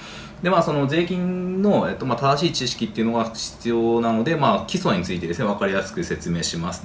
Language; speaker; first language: Japanese; native; Japanese